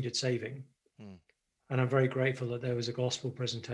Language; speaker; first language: English; native; English